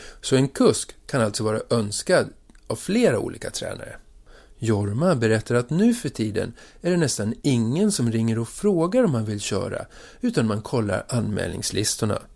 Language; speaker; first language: Swedish; native; Swedish